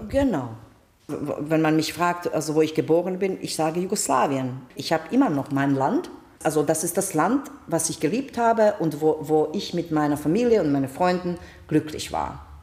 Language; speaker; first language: German; non-native, fluent; Bosnian